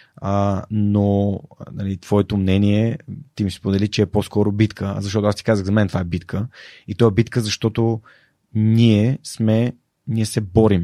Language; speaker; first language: Bulgarian; native; Bulgarian